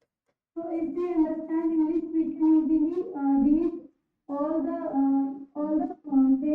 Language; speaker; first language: English; non-native, learner; Hindi